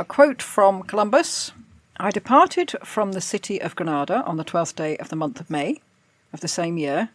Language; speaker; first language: English; native; English